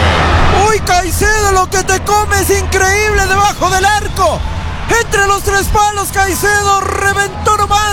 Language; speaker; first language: Spanish; native; Spanish